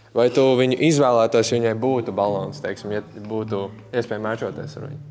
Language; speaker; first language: Latvian; native; Latvian